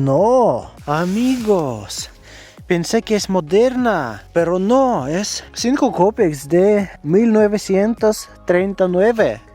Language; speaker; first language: Spanish; non-native, learner; Russian